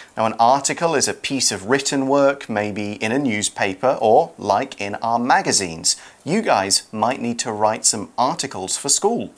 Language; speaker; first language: English; native; English